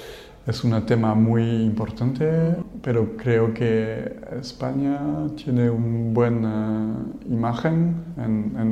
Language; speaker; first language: Spanish; non-native, fluent; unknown